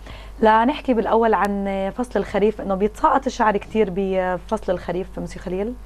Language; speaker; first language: Arabic; native; Arabic